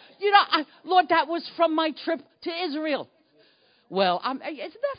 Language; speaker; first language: English; native; English